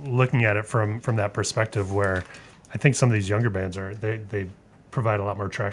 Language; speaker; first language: English; native; English